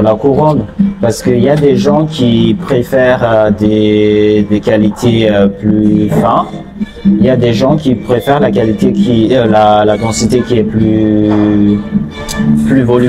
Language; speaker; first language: French; non-native, fluent; Chinese